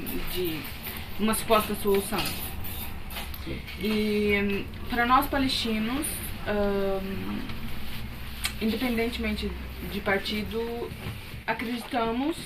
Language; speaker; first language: Portuguese; non-native, fluent; Arabic